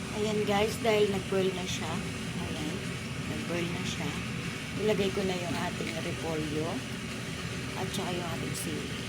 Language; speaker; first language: Filipino; non-native, local second language; Pampanga